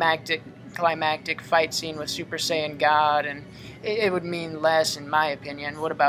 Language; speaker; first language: English; native; English